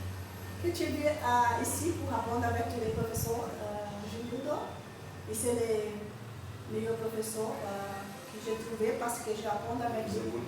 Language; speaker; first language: French; non-native, learner; Portuguese